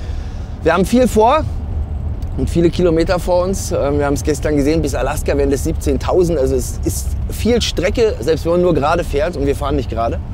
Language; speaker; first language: German; native; German